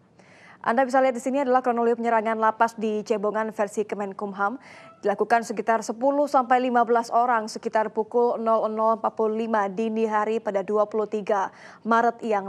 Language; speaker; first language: Indonesian; native; Indonesian